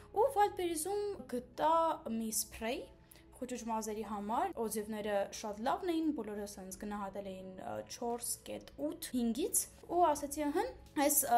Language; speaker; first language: Armenian; early bilingual, heritage; Armenian